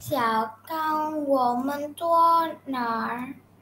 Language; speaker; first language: Chinese; non-native, learner; Indonesian